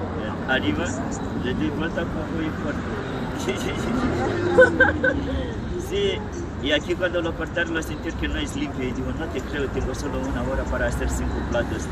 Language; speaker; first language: Spanish; non-native, learner; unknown